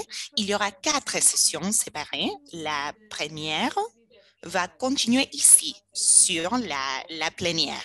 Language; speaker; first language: French; non-native, fluent; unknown